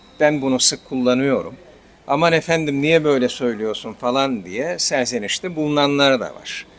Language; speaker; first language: Turkish; native; Turkish